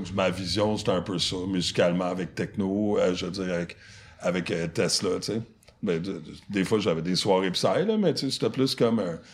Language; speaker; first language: French; non-native, local second language; English